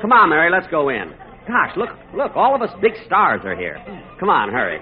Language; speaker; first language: English; native; English